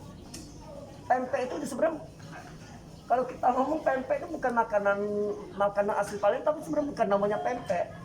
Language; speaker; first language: Indonesian; native; Indonesian